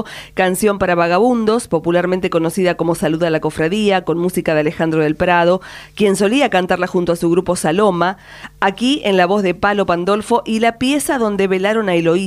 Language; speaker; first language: Spanish; native; Spanish